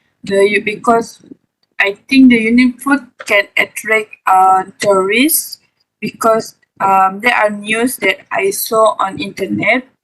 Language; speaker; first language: English; non-native, learner; Malay